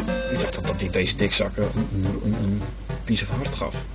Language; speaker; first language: Dutch; native; Dutch